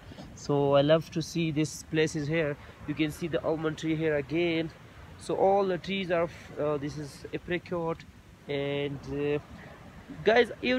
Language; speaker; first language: English; non-native, local second language; Urdu